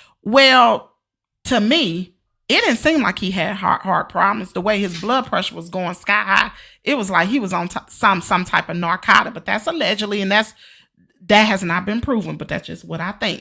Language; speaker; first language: English; native; English